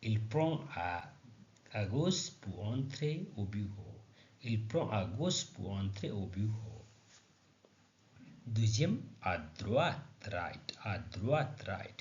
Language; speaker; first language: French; non-native, learner; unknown